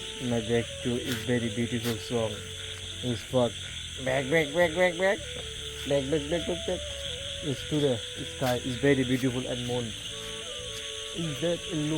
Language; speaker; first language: English; non-native, local second language; Bangla